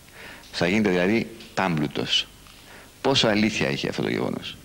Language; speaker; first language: Greek; native; Greek